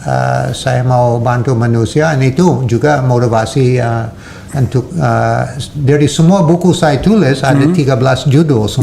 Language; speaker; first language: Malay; non-native, fluent; English